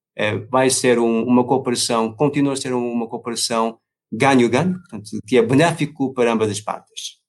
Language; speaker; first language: Portuguese; non-native, fluent; Chinese